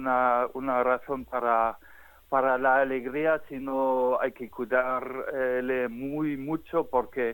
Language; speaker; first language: Spanish; non-native, fluent; German